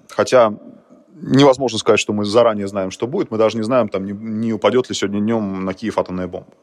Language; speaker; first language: Russian; native; Russian